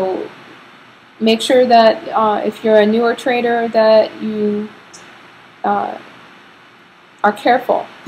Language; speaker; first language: English; native; English